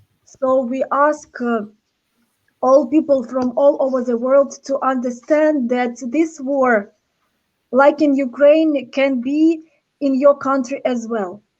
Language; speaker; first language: English; non-native, learner; Ukrainian